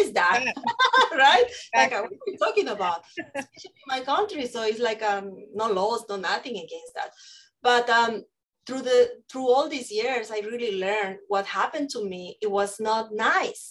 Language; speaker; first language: English; non-native, fluent; Spanish